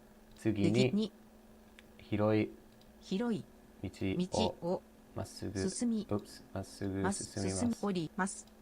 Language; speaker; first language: Japanese; non-native, learner; English